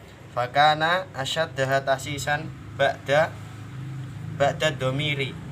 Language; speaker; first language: Arabic; non-native, learner; Indonesian